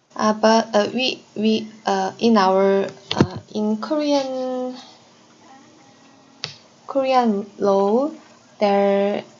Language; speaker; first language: English; non-native, learner; Korean